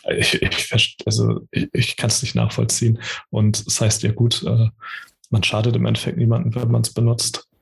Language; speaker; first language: German; early bilingual, other home language; Portuguese